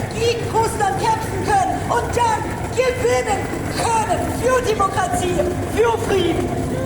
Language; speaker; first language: German; non-native, learner; Ukrainian